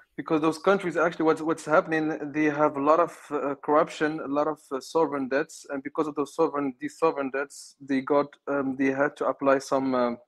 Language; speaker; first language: English; non-native, fluent; Arabic